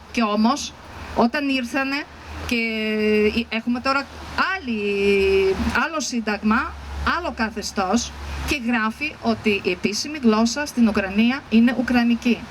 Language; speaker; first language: Greek; non-native, fluent; Ukrainian